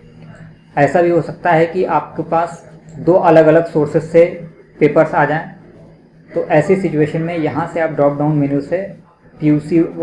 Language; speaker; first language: Hindi; native; Hindi